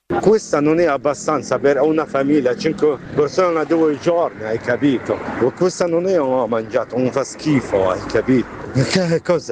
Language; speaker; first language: Italian; non-native, fluent; Arabic